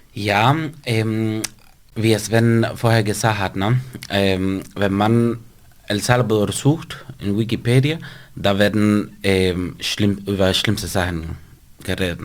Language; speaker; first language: German; non-native, fluent; Spanish